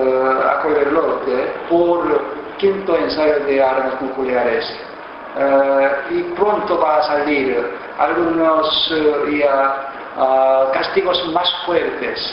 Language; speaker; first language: Spanish; non-native, fluent; Korean